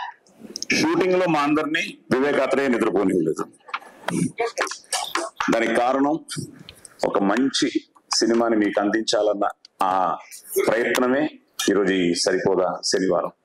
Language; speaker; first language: Telugu; native; Telugu